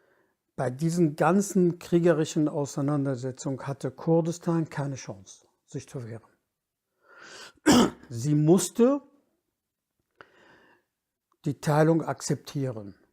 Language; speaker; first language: German; non-native, fluent; Kurdish